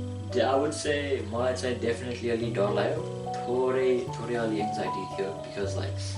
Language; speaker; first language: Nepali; early bilingual, heritage; Nepali